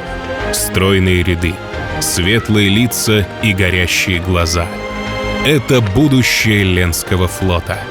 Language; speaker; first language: Russian; native; Russian